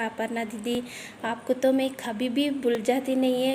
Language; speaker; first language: Hindi; non-native, local second language; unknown